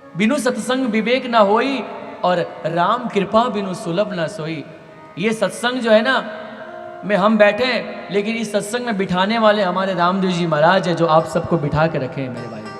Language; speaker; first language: Hindi; non-native, local second language; Marwari